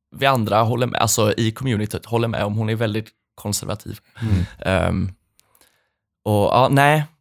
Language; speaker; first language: Swedish; early bilingual, other home language; Polish